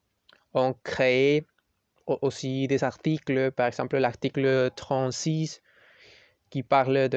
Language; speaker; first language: French; non-native, learner; Spanish